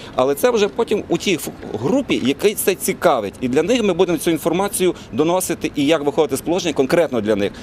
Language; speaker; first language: Ukrainian; native; Ukrainian